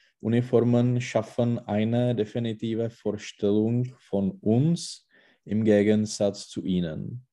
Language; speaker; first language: German; non-native, learner; Czech